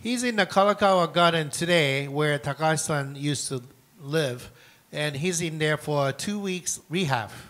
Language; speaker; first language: English; non-native, fluent; Japanese